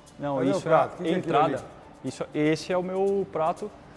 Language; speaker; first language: Portuguese; native; Portuguese